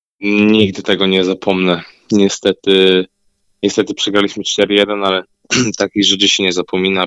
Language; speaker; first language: Polish; early bilingual, heritage; Polish